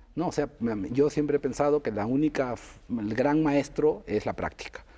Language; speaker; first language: Spanish; native; Spanish